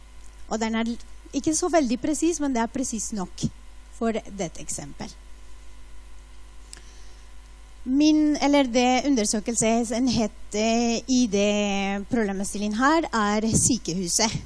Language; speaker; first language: Norwegian; non-native, fluent; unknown